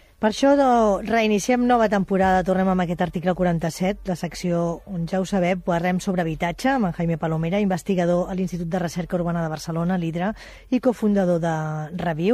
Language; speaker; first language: Catalan; native; Catalan